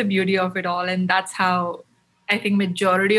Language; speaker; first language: English; non-native, local second language; Tamil